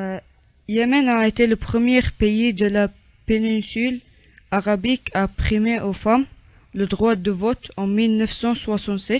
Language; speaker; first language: French; non-native, learner; Arabic